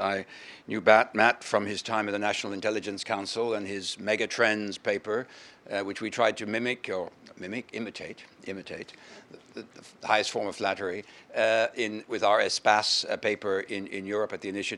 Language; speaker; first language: English; native; English